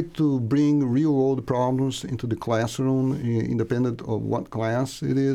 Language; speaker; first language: English; non-native, fluent; Portuguese